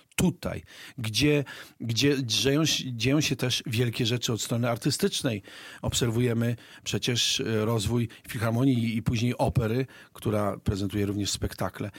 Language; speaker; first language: Polish; native; Polish